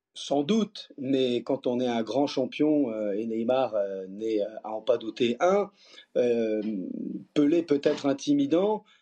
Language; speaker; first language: French; early bilingual, other home language; Portuguese